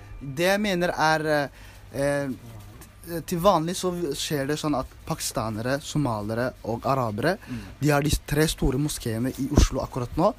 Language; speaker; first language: Norwegian; early bilingual, other home language; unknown